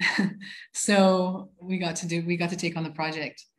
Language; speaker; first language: English; native; English